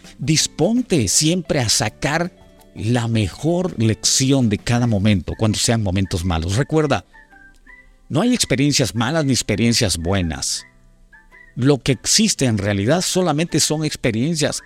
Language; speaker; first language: Spanish; native; Spanish